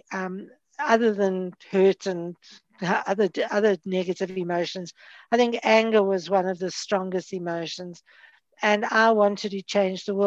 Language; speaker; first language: English; native; English